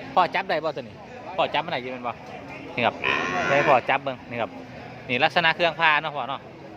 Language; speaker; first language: Thai; native; Thai